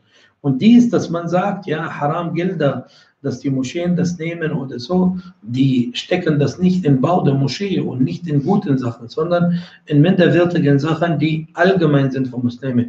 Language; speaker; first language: German; non-native, fluent; Arabic